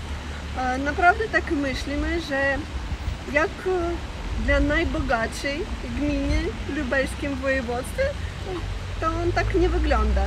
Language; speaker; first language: Polish; non-native, learner; Russian